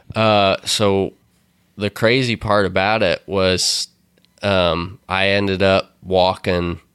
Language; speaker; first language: English; native; English